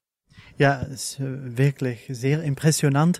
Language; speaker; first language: German; non-native, learner; Dutch